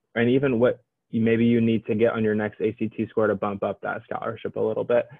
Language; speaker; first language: English; native; English